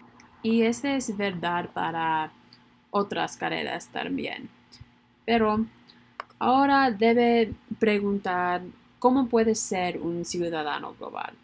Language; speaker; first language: Spanish; non-native, learner; English